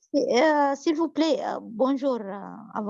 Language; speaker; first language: French; non-native, learner; Arabic